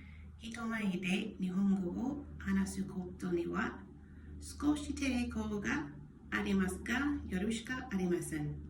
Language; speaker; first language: Japanese; non-native, learner; English